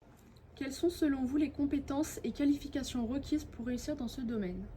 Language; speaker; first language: French; native; French